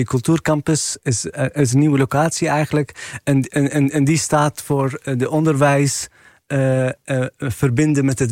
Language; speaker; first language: Dutch; non-native, fluent; Arabic